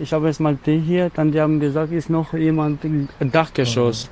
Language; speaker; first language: German; non-native, learner; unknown